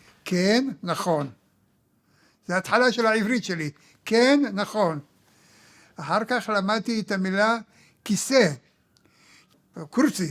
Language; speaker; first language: Hebrew; early bilingual, other home language; Arabic